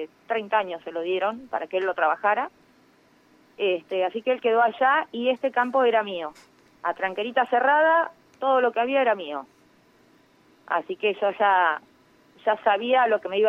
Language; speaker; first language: Spanish; native; Spanish